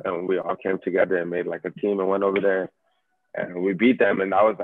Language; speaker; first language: English; native; English